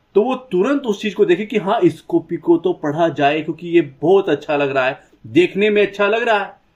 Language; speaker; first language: Hindi; native; Hindi